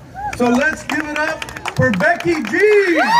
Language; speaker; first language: English; native; English